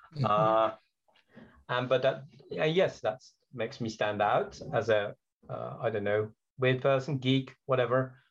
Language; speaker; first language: English; non-native, fluent; Dutch